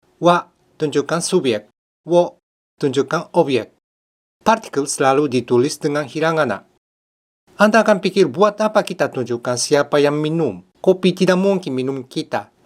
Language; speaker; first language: Indonesian; non-native, fluent; Japanese